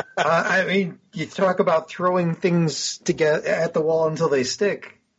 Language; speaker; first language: English; native; English